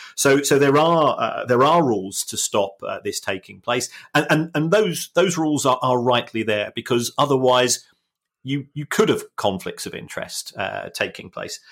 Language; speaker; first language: English; native; English